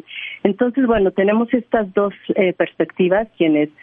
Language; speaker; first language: Spanish; native; Spanish